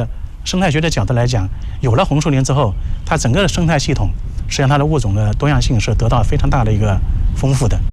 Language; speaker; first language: Chinese; native; Chinese